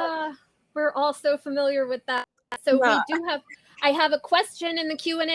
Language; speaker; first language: English; native; English